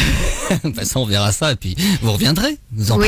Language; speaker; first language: French; native; French